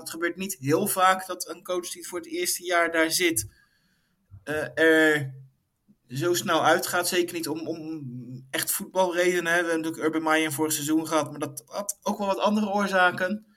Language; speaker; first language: Dutch; native; Dutch